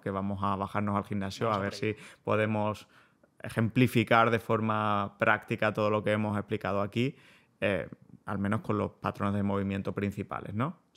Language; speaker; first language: Spanish; native; Spanish